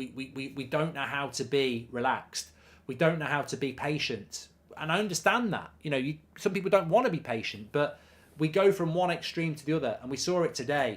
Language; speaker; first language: English; native; English